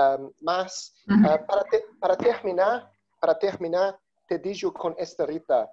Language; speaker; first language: Spanish; non-native, learner; Portuguese